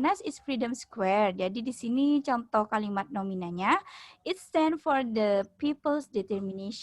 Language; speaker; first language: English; non-native, learner; Indonesian